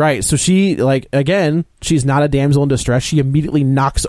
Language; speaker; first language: English; native; English